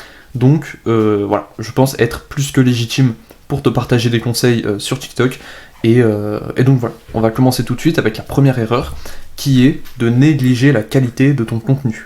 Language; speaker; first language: French; native; French